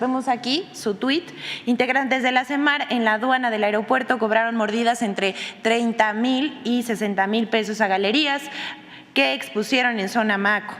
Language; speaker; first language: Spanish; native; Spanish